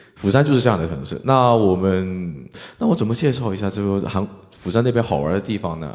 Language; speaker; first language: Chinese; non-native, fluent; Korean